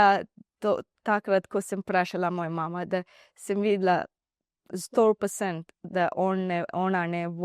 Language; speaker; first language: Slovenian; non-native, learner; Divehi